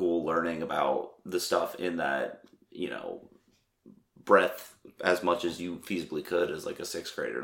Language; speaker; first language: English; native; English